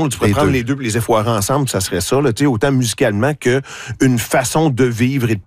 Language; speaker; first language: French; native; French